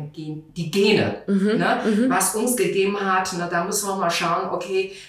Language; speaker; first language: German; non-native, fluent; Chinese